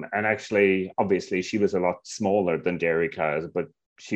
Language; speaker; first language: English; native; English